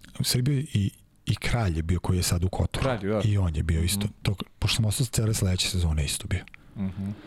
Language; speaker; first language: Serbian; native; Serbian